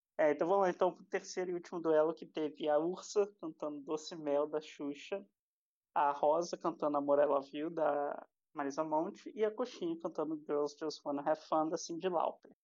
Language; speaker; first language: Portuguese; native; Portuguese